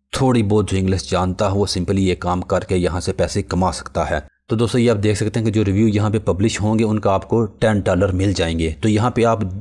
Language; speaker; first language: Urdu; non-native, local second language; Punjabi